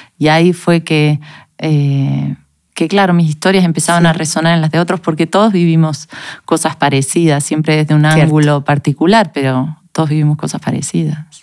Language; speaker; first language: Spanish; native; Spanish